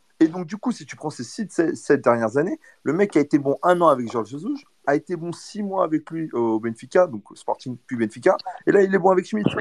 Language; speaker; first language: French; early bilingual, other home language; Portuguese